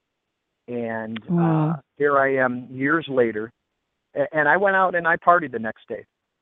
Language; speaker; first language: English; native; English